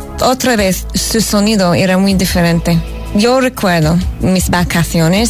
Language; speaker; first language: Spanish; non-native, fluent; English